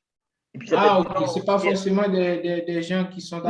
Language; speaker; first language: French; non-native, local second language; Haitian Creole